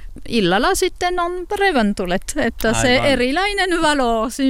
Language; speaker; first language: Finnish; non-native, learner; French